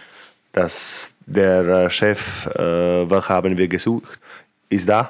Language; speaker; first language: German; non-native, fluent; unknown